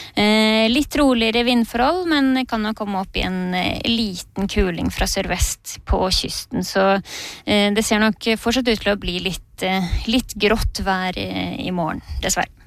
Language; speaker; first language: Norwegian; native; Norwegian